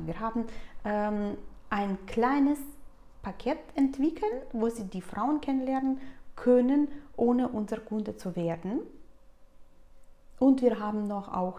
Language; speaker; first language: German; non-native, fluent; Russian